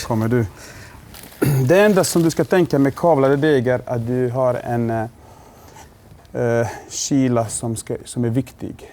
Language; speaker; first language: Swedish; non-native, fluent; Bosnian